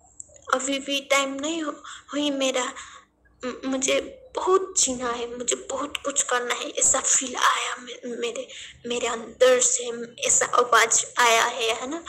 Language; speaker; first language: Hindi; non-native, learner; Nepali